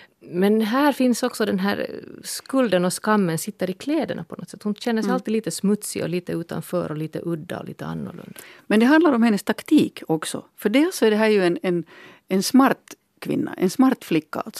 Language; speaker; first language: Swedish; native; Swedish